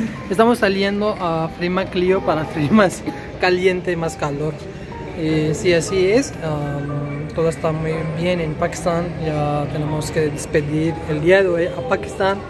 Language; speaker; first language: Spanish; non-native, learner; Urdu